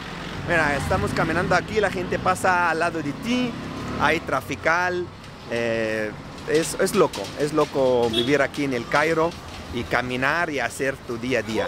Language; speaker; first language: Spanish; non-native, fluent; Arabic